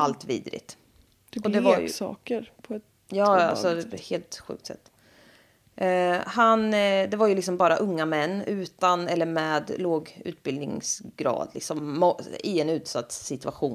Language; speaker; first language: Swedish; native; Swedish